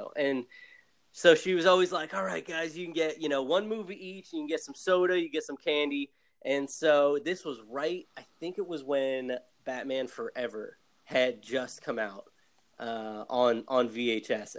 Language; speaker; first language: English; native; English